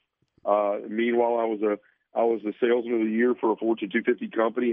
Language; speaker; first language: English; native; English